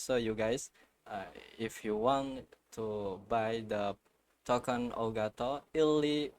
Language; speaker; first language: English; non-native, learner; Indonesian